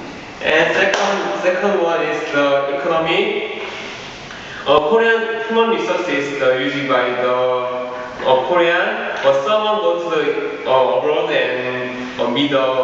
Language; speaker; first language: English; non-native, learner; Korean